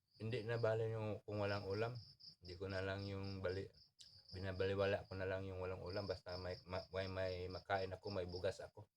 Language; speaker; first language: Filipino; non-native, local second language; Cebuano